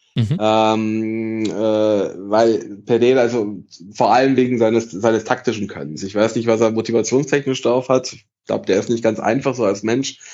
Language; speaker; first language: German; early bilingual, other home language; Italian